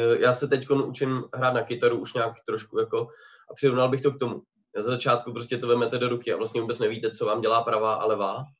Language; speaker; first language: Czech; native; Czech